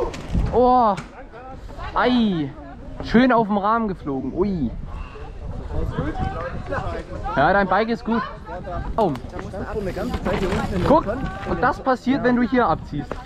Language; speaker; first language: German; native; German